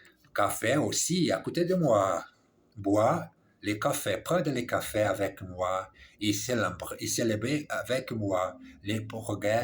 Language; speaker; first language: French; non-native, learner; English